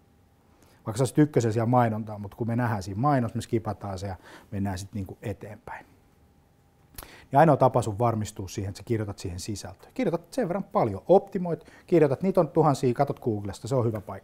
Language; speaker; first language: Finnish; native; Finnish